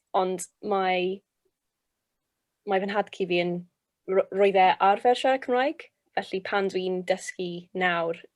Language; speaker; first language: Welsh; non-native, local second language; English